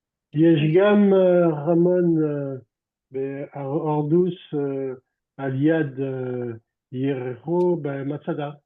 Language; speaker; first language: Hebrew; non-native, learner; French